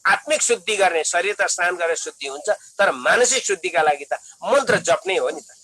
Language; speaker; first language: Nepali; native; Nepali